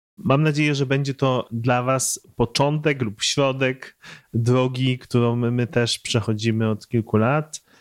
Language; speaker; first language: Polish; native; Polish